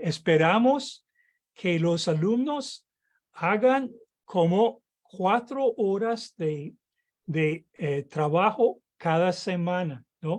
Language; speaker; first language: Spanish; non-native, fluent; English